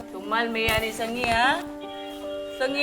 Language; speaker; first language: Korean; non-native, learner; Filipino